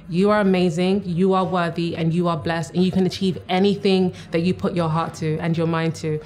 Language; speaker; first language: English; native; English